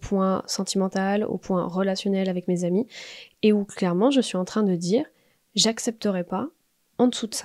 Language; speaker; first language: French; native; French